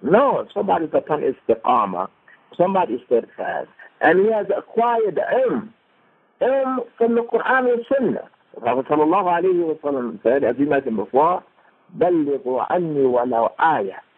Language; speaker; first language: English; native; English